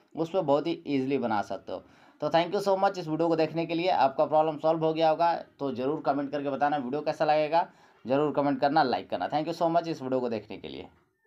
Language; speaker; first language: Hindi; native; Hindi